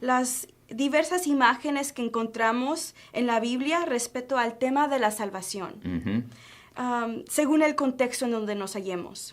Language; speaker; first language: Spanish; early bilingual, heritage; Spanish